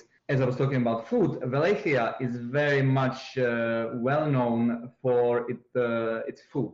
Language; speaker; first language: English; non-native, fluent; Czech